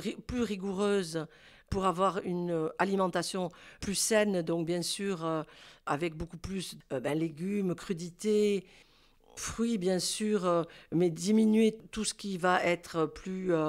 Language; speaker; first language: French; native; French